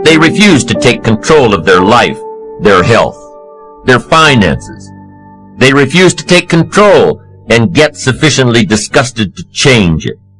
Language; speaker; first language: English; native; English